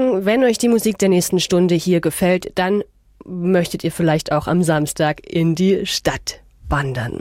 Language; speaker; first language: German; native; German